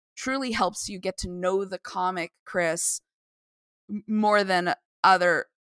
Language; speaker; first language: English; native; English